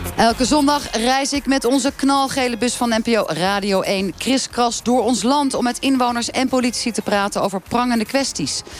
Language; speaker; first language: Dutch; native; Dutch